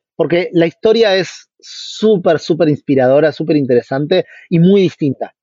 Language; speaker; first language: Spanish; native; Spanish